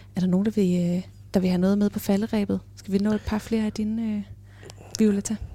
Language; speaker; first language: Danish; native; Danish